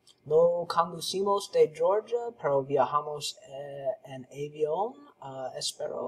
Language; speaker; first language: Spanish; non-native, learner; English